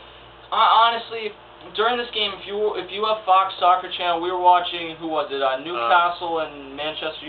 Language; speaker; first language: English; native; English